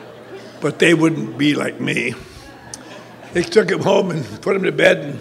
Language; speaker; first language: English; native; English